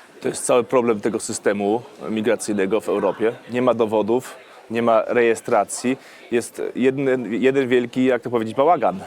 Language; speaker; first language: Polish; early bilingual, heritage; Polish